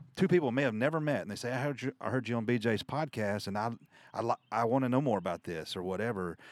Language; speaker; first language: English; native; English